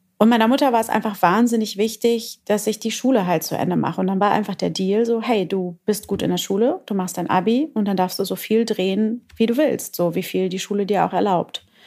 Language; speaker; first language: German; early bilingual, other home language; Portuguese